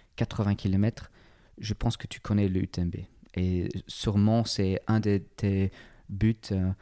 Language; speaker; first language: French; non-native, fluent; English